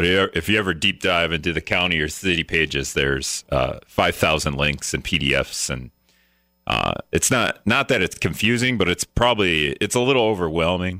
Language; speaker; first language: English; native; English